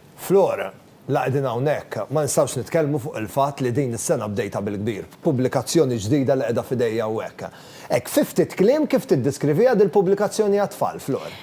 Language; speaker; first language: Maltese; native; Maltese